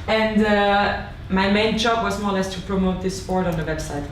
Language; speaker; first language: English; non-native, fluent; German